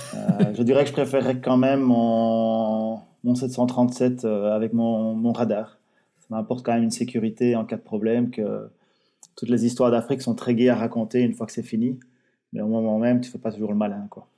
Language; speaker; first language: French; native; French